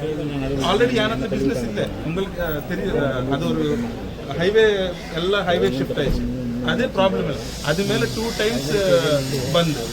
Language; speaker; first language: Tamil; non-native, local second language; Telugu